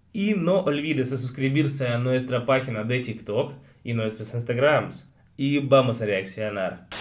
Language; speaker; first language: Spanish; non-native, fluent; Russian